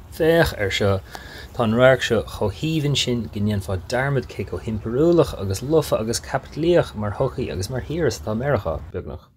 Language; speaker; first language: Irish; non-native, local second language; English